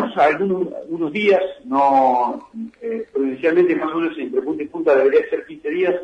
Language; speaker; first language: Spanish; native; Spanish